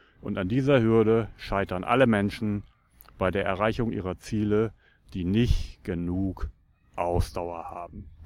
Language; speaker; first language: German; native; German